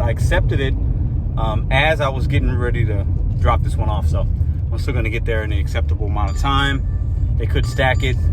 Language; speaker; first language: English; native; English